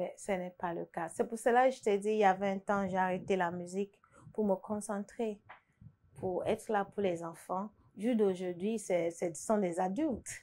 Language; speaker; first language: French; non-native, fluent; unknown